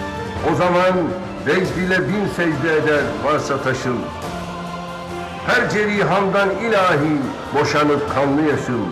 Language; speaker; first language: Turkish; native; Turkish